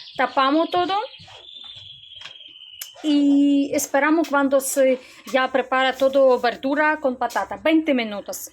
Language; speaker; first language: Spanish; non-native, learner; Ukrainian